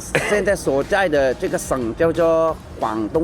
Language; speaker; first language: Chinese; native; Chinese